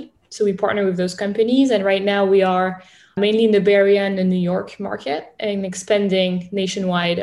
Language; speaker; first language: English; non-native, fluent; French